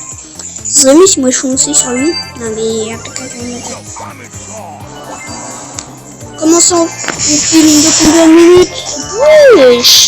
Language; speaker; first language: French; early bilingual, other home language; Romanian